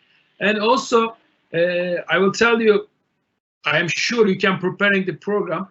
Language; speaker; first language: English; non-native, learner; Turkish